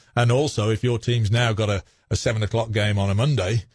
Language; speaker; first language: English; native; English